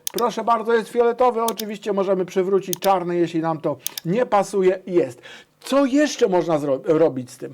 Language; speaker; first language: Polish; native; Polish